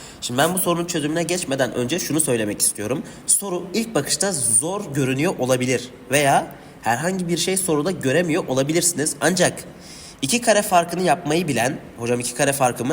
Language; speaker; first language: Turkish; native; Turkish